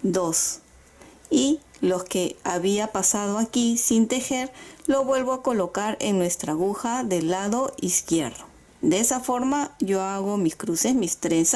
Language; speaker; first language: Spanish; native; Spanish